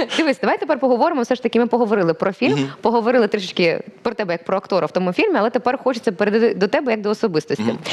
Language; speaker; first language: Ukrainian; native; Ukrainian